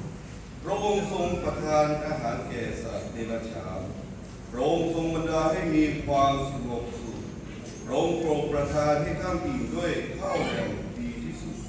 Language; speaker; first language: Thai; non-native, local second language; Lahu